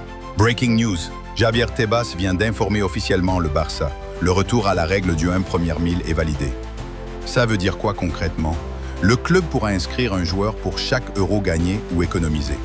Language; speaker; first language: French; native; French